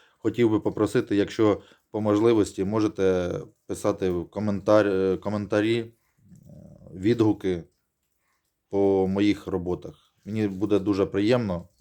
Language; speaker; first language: Ukrainian; native; Ukrainian